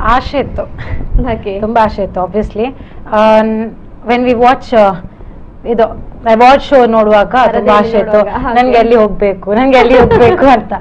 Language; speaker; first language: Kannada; non-native, local second language; Tulu